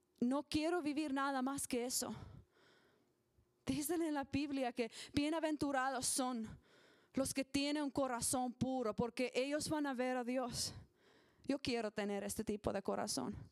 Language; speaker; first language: Spanish; non-native, learner; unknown